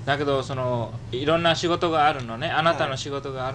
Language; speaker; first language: Japanese; early bilingual, heritage; Japanese